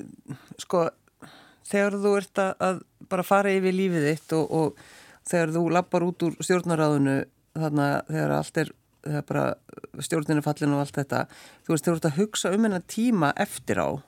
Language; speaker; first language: Icelandic; native; Icelandic